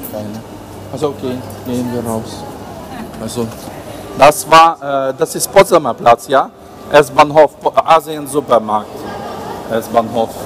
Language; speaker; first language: German; non-native, learner; Ukrainian